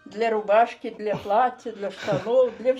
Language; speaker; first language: Russian; native; Russian